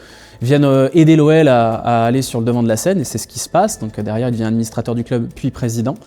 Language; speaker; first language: French; native; French